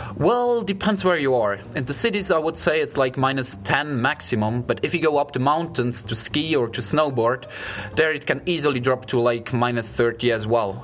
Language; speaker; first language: English; non-native, fluent; German